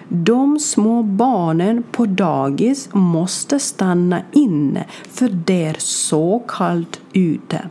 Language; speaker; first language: Swedish; non-native, learner; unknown